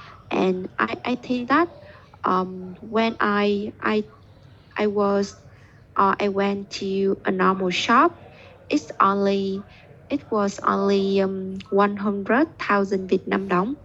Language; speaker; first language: English; non-native, learner; Vietnamese